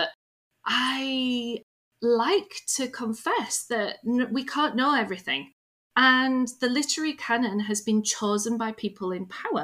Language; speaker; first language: English; native; English